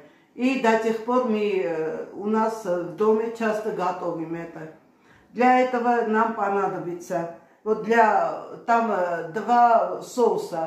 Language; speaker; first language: Russian; non-native, fluent; Armenian